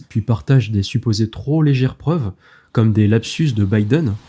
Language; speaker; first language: French; native; French